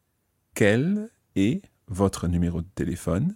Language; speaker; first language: French; non-native, fluent; English